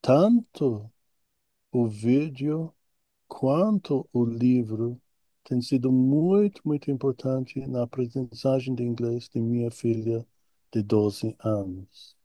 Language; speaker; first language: Portuguese; non-native, fluent; English